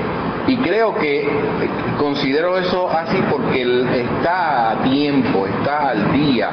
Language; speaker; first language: Spanish; native; Spanish